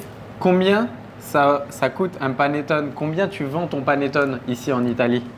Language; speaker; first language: French; native; French